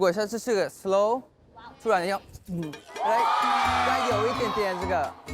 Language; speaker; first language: Chinese; non-native, fluent; Thai